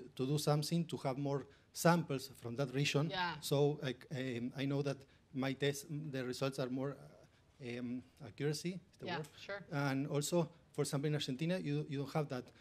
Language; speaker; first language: English; non-native, fluent; Spanish